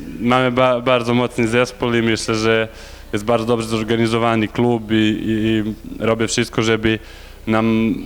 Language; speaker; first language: Polish; non-native, learner; Serbian